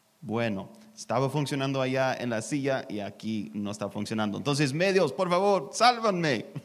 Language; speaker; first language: Spanish; non-native, learner; English